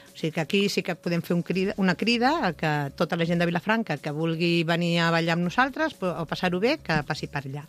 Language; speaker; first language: Catalan; native; Catalan